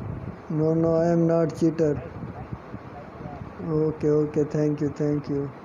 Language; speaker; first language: English; non-native, learner; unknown